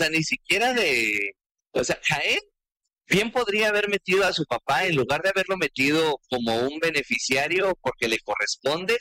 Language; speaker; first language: Spanish; native; Spanish